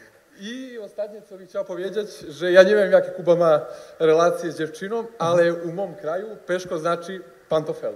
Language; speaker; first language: Polish; non-native, learner; Serbian